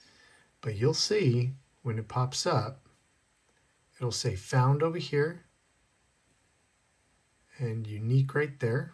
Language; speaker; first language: English; native; English